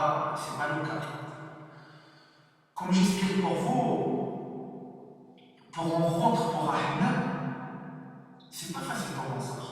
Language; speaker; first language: French; non-native, learner; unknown